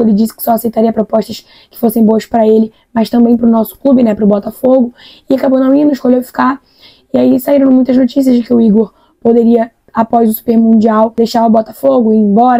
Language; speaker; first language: Portuguese; native; Portuguese